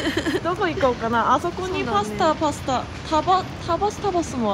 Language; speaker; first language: Japanese; non-native, fluent; Korean